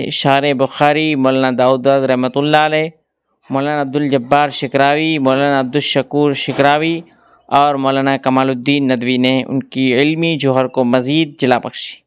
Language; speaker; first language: Urdu; non-native, local second language; Kachhi